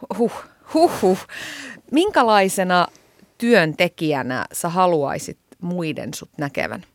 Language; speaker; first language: Finnish; native; Finnish